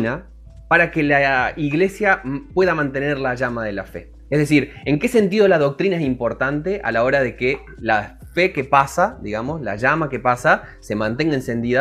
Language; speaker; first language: Spanish; native; Spanish